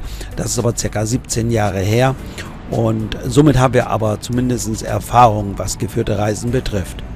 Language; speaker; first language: German; native; German